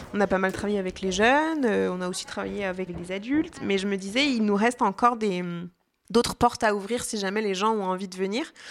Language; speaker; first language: French; native; French